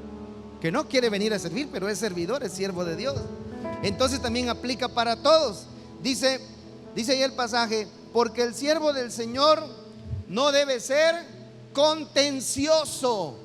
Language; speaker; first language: Spanish; native; Spanish